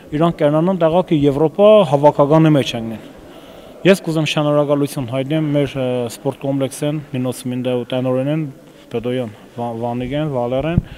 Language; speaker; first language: Armenian; native; Armenian